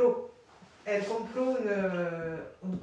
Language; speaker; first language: Spanish; non-native, learner; French